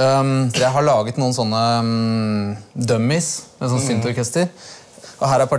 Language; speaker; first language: Norwegian; native; Norwegian